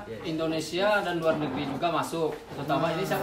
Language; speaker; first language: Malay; non-native, local second language; Minangkabau